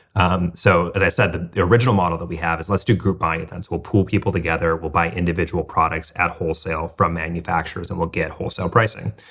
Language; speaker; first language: English; native; English